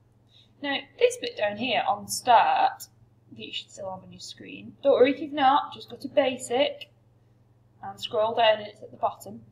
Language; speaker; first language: English; native; English